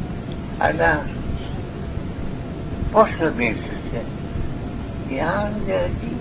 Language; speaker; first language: Greek; non-native, learner; Russian